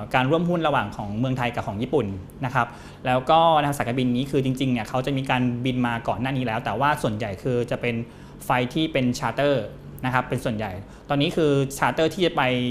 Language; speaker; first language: Thai; native; Thai